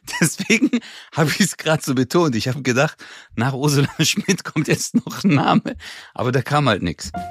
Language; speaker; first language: German; early bilingual, other home language; Turkish